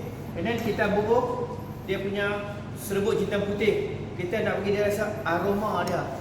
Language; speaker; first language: Malay; native; Malay